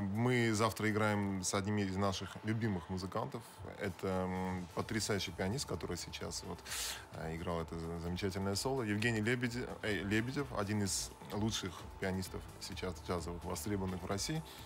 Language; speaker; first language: Russian; native; Russian